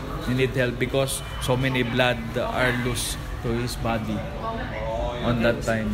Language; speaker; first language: English; non-native, local second language; Filipino